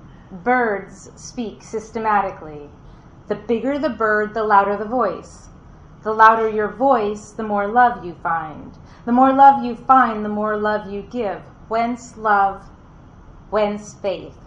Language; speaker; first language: English; native; English